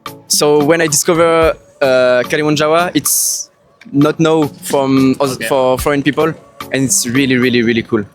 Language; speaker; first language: English; non-native, fluent; French